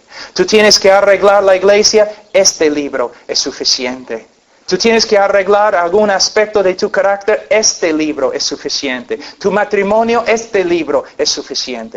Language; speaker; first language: Spanish; non-native, fluent; English